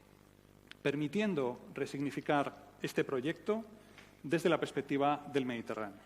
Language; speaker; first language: Spanish; native; Spanish